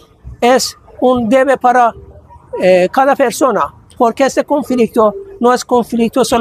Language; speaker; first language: Spanish; non-native, fluent; Persian